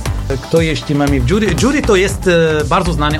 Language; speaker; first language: Polish; non-native, learner; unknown